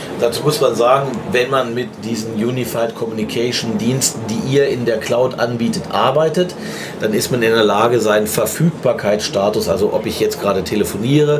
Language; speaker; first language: German; native; German